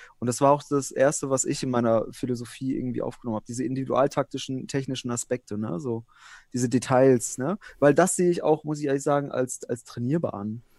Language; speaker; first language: German; early bilingual, other home language; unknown